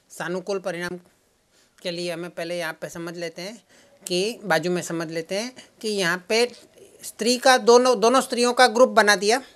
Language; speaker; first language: Hindi; non-native, local second language; Gujarati